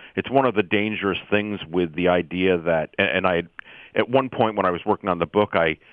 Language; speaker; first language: English; native; English